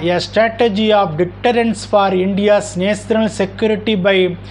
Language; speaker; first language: English; non-native, local second language; Tamil